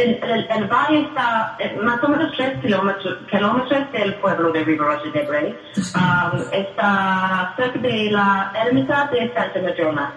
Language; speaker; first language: Spanish; non-native, fluent; English